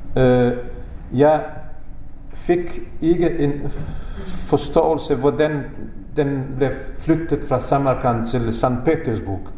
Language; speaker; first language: Danish; non-native, fluent; Bosnian